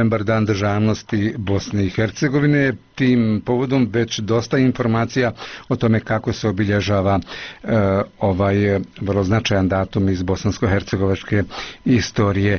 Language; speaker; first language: Croatian; native; Croatian